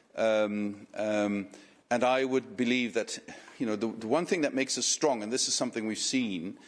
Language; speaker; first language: English; non-native, fluent; Dutch